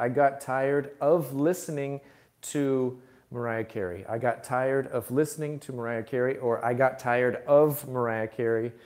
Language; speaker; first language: English; native; English